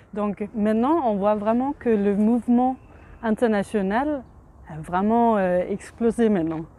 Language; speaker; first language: French; non-native, fluent; Danish